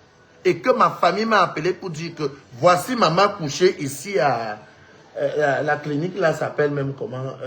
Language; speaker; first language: French; non-native, local second language; Lingala